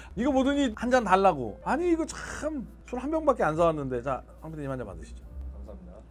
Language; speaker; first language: Korean; native; Korean